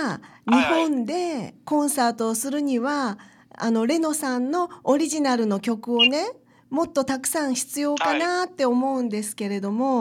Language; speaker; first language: Japanese; native; Japanese